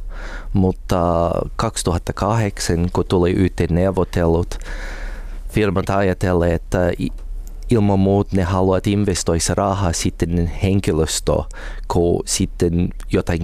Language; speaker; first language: Finnish; non-native, learner; English